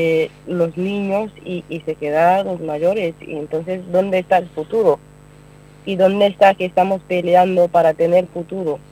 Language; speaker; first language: Spanish; non-native, learner; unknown